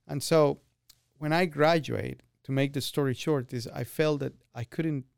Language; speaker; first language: English; non-native, fluent; Spanish